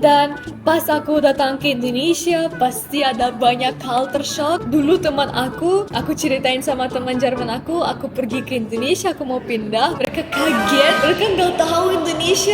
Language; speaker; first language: Indonesian; non-native, fluent; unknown